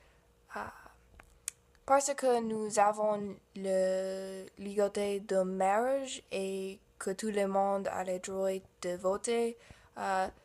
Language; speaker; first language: French; non-native, learner; English